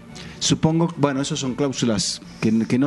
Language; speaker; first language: Spanish; native; Spanish